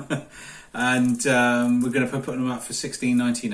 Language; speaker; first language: English; native; English